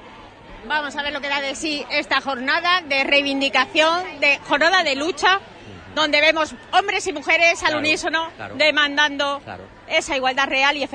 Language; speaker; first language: Spanish; native; Spanish